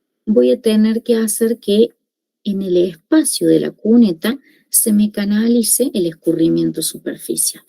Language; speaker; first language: Spanish; native; Spanish